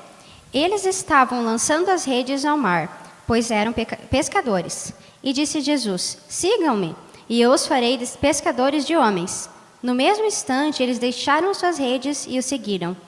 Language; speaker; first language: Portuguese; native; Portuguese